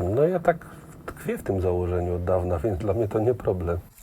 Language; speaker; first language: Polish; native; Polish